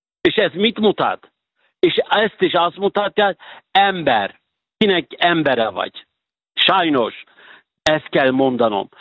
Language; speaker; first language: Hungarian; non-native, fluent; Turkish